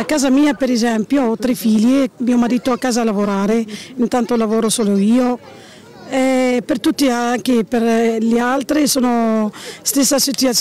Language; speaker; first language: Italian; non-native, fluent; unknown